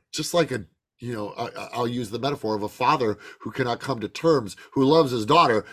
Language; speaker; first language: English; native; English